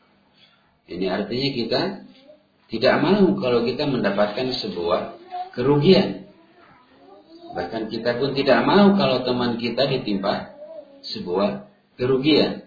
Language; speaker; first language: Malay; non-native, local second language; Sundanese